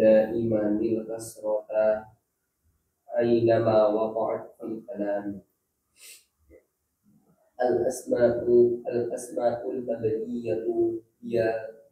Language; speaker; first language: Arabic; non-native, learner; Indonesian